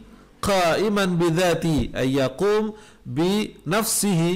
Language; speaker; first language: Arabic; non-native, fluent; Indonesian